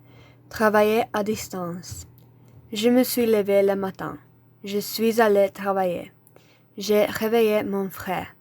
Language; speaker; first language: French; non-native, learner; Slovenian